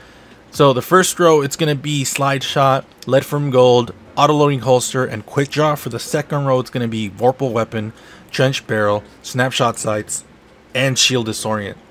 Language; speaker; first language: English; native; English